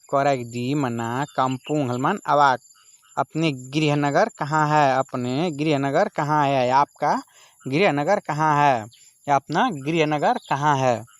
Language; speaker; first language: Hindi; native; Hindi